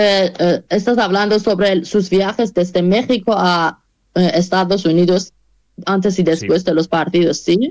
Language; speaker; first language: Spanish; non-native, fluent; Persian